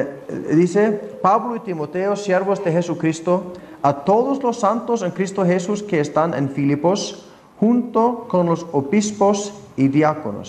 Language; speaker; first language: Spanish; non-native, fluent; Icelandic